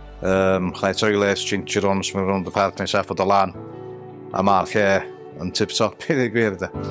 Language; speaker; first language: Welsh; native; Welsh